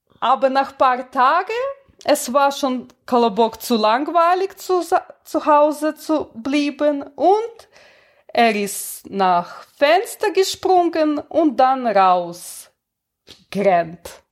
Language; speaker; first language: German; non-native, learner; Russian